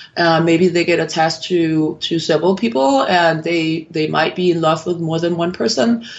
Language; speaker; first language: English; non-native, fluent; Danish